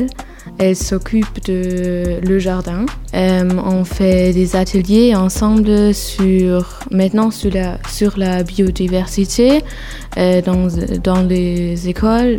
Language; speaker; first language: French; non-native, learner; German